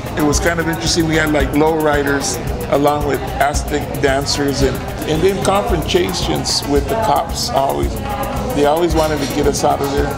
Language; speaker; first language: English; early bilingual, other home language; Spanish